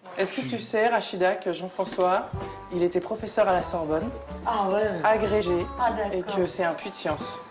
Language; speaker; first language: French; native; French